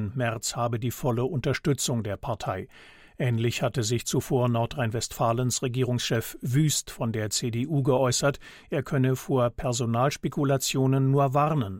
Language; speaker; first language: German; native; German